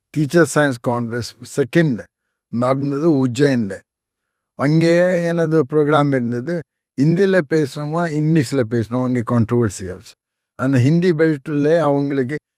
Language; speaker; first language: Tamil; non-native, fluent; Konkani